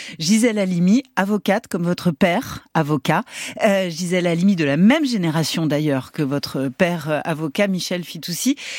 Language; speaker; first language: French; native; French